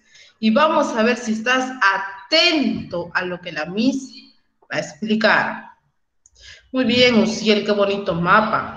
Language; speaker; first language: Spanish; native; Spanish